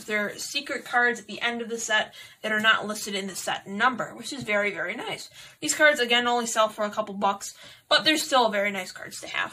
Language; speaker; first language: English; native; English